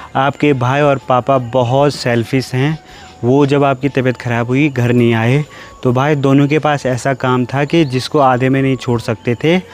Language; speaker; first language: Hindi; native; Hindi